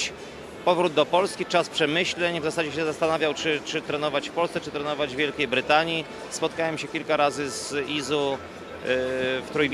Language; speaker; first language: Polish; native; Polish